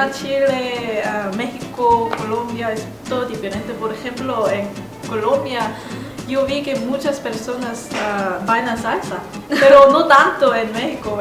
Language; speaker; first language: Spanish; non-native, fluent; Korean